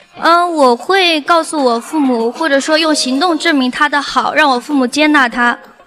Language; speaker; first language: Chinese; native; Chinese